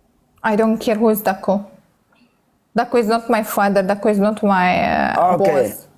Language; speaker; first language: English; non-native, learner; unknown